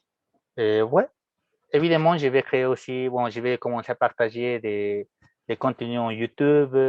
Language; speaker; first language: French; non-native, fluent; Spanish